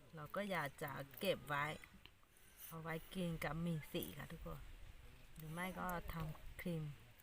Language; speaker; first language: Thai; non-native, local second language; Karen languages